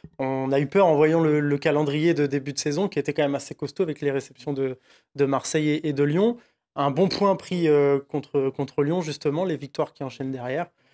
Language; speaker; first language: French; native; French